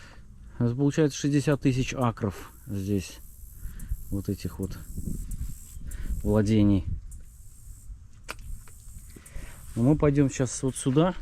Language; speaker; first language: Russian; native; Russian